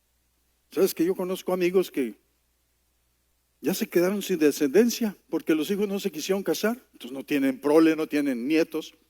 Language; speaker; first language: Spanish; native; Spanish